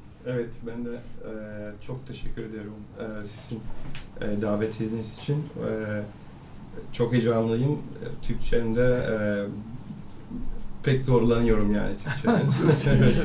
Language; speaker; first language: Turkish; non-native, learner; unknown